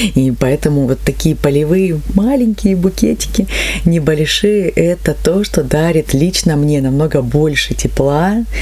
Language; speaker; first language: Russian; native; Russian